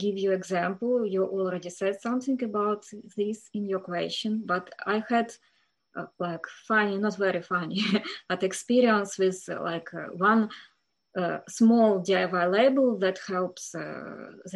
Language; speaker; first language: English; non-native, fluent; Ukrainian